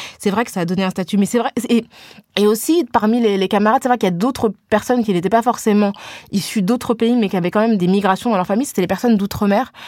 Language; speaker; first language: French; native; French